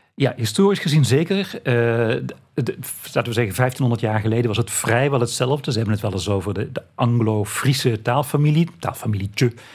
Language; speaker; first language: Dutch; native; Dutch